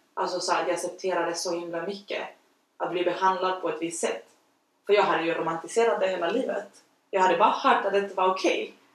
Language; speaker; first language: Swedish; non-native, fluent; Spanish